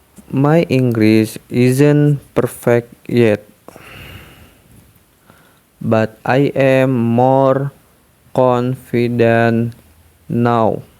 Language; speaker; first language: English; non-native, learner; Indonesian